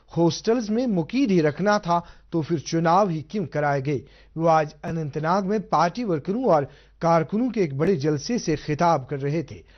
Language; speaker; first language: Urdu; non-native, local second language; Kashmiri